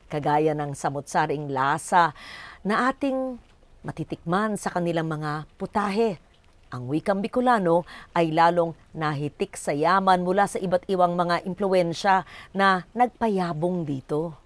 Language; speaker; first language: Filipino; non-native, local second language; Kinaray-a